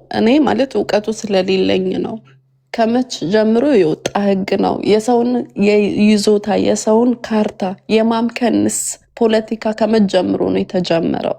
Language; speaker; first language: Amharic; native; Amharic